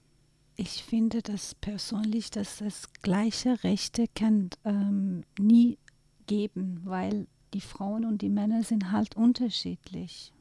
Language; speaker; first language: German; non-native, fluent; Persian